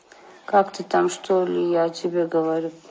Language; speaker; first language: Russian; non-native, fluent; Armenian